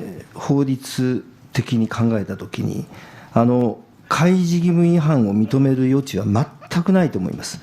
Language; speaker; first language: Japanese; native; Japanese